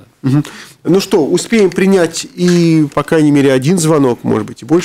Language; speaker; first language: Russian; native; Russian